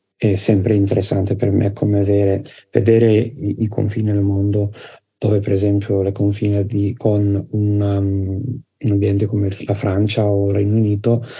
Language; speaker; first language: Italian; non-native, fluent; English